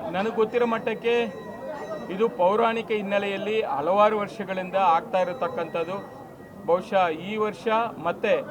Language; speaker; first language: Kannada; native; Kannada